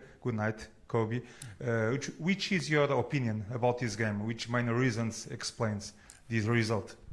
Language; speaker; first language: English; non-native, learner; Portuguese